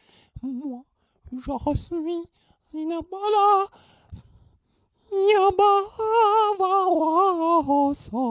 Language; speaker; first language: French; non-native, learner; German